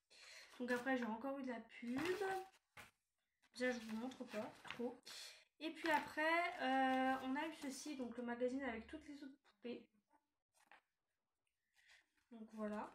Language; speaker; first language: French; native; French